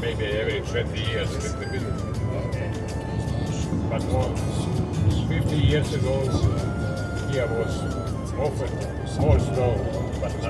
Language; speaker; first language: English; non-native, learner; Croatian